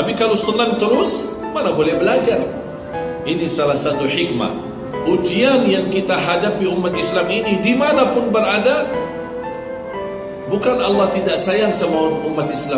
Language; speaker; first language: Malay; non-native, fluent; Arabic